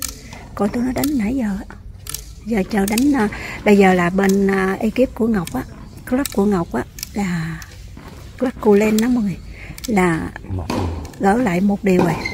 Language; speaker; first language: Vietnamese; native; Vietnamese